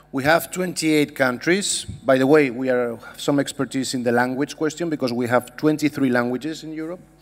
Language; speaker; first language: English; non-native, fluent; Spanish